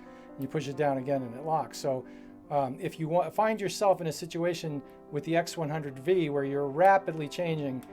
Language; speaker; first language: English; native; English